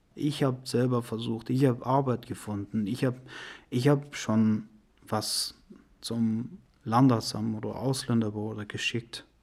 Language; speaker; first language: German; non-native, learner; Persian